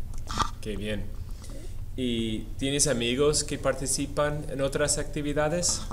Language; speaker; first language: Spanish; non-native, fluent; English